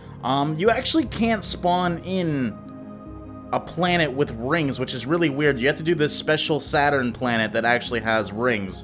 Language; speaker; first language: English; native; English